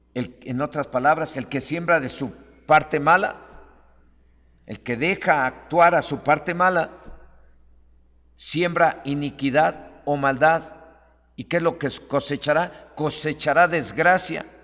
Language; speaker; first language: Spanish; native; Spanish